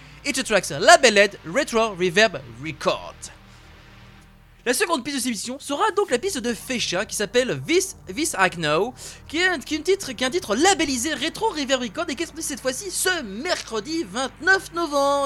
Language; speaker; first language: French; native; French